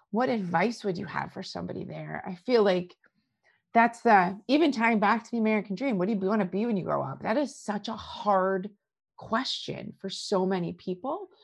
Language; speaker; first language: English; native; English